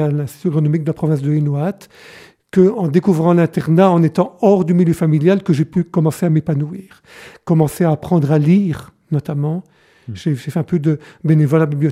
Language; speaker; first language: French; native; French